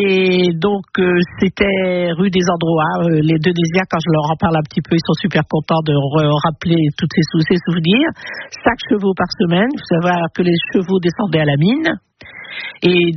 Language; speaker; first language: French; native; French